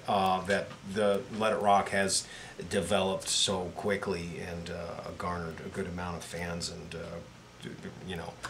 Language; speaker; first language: English; native; English